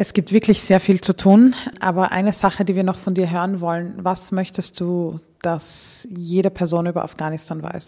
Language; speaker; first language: German; early bilingual, other home language; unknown